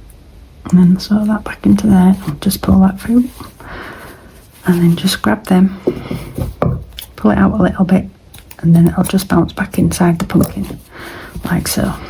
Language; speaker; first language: English; native; English